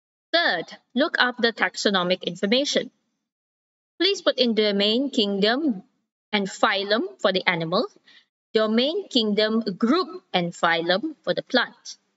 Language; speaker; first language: English; non-native, local second language; Malay